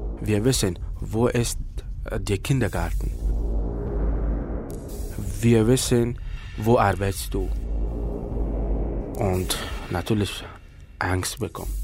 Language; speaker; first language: German; non-native, learner; Persian